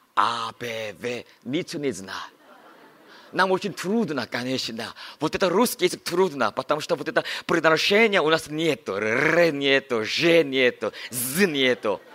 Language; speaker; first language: Russian; non-native, learner; Korean